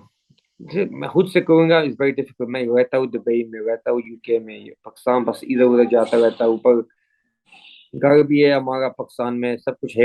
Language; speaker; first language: Hindi; early bilingual, heritage; English